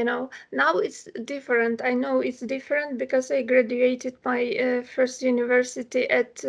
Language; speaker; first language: English; non-native, fluent; Ukrainian